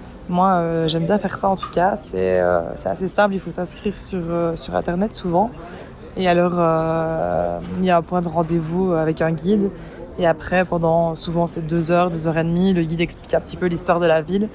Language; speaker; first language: French; native; French